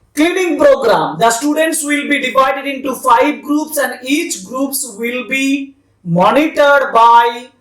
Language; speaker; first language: English; non-native, local second language; Bangla